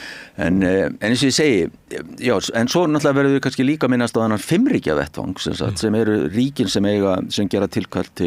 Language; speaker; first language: Icelandic; native; Icelandic